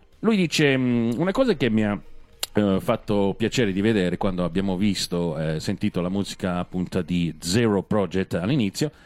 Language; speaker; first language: Italian; non-native, fluent; English